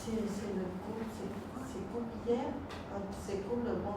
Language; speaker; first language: French; non-native, learner; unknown